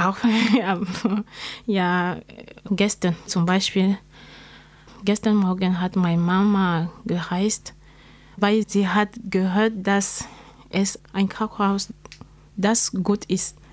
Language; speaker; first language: German; non-native, learner; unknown